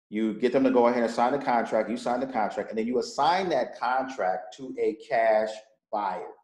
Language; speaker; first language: English; native; English